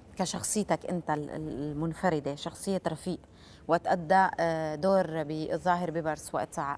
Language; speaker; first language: Arabic; native; Arabic